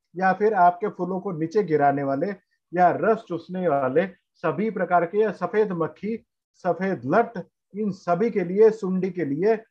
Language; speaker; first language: Hindi; non-native, local second language; Marathi